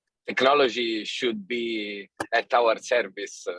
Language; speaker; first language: English; non-native, fluent; Italian